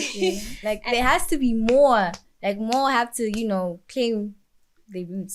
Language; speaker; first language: English; non-native, local second language; Swati